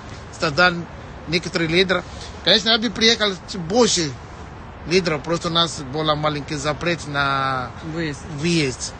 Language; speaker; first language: Russian; non-native, fluent; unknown